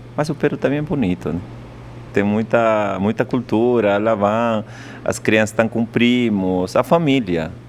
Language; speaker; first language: Portuguese; non-native, fluent; Quechua